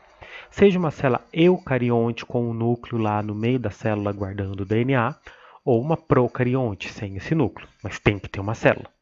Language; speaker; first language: Portuguese; native; Portuguese